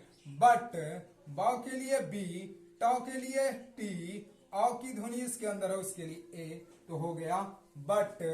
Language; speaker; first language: Hindi; native; Hindi